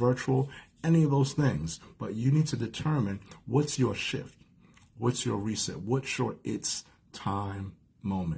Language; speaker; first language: English; native; English